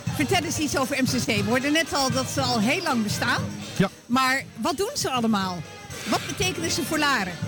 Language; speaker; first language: Dutch; native; Dutch